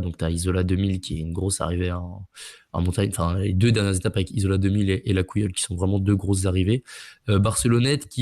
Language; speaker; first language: French; native; French